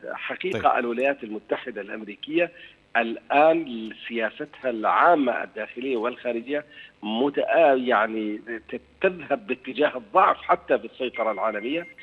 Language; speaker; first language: Arabic; native; Arabic